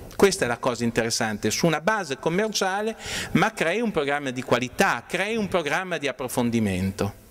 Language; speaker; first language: Italian; native; Italian